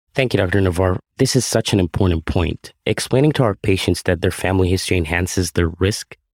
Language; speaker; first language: English; non-native, fluent; Arabic